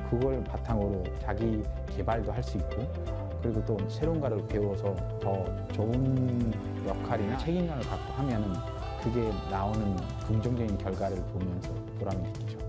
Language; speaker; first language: Korean; non-native, fluent; Bangla